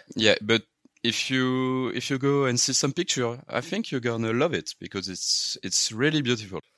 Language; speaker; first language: English; non-native, learner; French